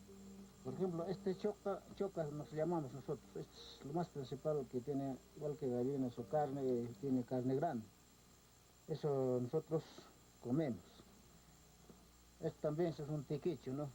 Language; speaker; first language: Spanish; non-native, local second language; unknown